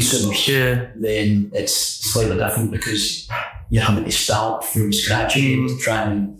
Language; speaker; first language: English; native; English